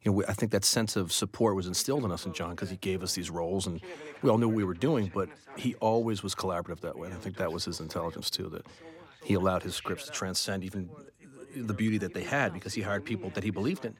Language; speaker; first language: English; native; English